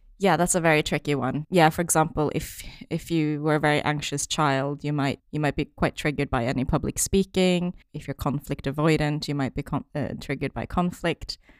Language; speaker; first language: English; non-native, fluent; French